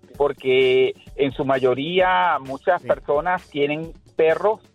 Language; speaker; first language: Spanish; native; Spanish